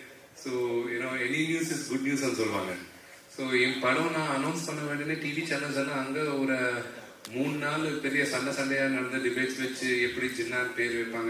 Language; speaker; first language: Tamil; non-native, local second language; Malayalam